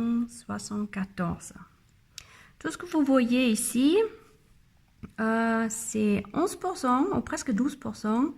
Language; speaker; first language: French; non-native, learner; German